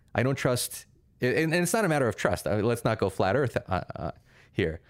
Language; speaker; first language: English; early bilingual, other home language; Russian